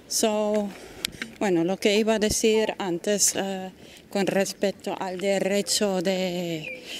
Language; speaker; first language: Spanish; non-native, fluent; German